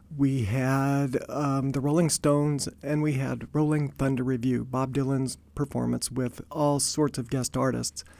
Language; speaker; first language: English; native; English